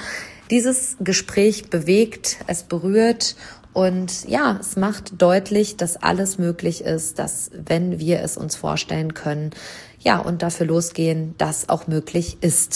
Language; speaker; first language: German; native; German